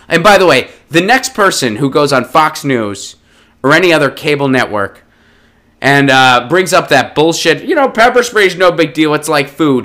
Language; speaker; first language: English; native; English